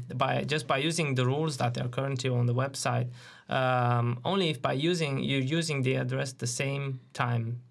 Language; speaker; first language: English; non-native, fluent; Romanian